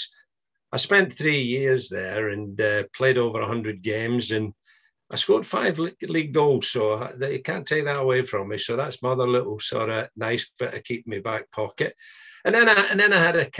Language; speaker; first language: English; native; English